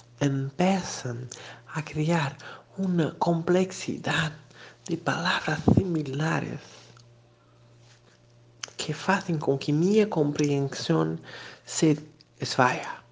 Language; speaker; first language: Spanish; non-native, learner; Portuguese